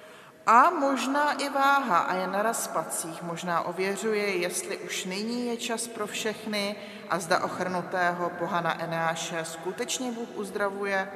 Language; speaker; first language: Czech; native; Czech